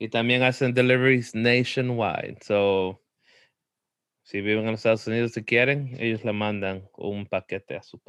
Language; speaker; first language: Spanish; early bilingual, heritage; Spanish